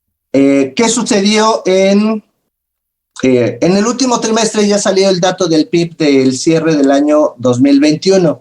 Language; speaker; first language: Spanish; native; Spanish